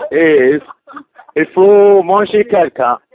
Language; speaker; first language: French; non-native, learner; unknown